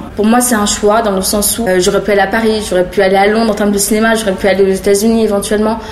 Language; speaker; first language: French; native; French